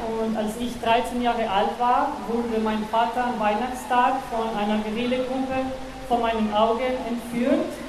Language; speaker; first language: German; non-native, fluent; Spanish